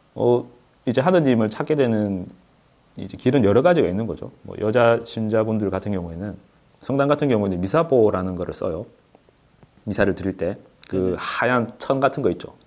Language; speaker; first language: Korean; native; Korean